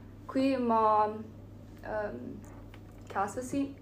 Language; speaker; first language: Estonian; non-native, learner; Finnish